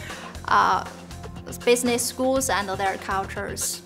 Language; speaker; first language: English; non-native, fluent; Chinese